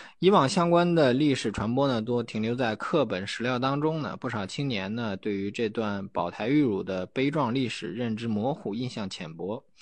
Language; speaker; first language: Chinese; native; Chinese